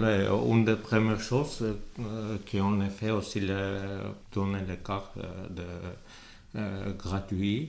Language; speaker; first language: French; non-native, learner; Armenian